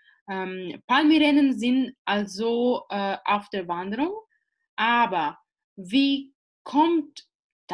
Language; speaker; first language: German; non-native, fluent; Italian